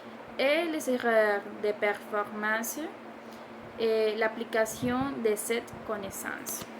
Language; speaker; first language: French; non-native, learner; Spanish